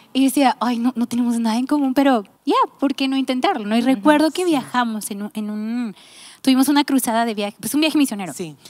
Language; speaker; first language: Spanish; native; Spanish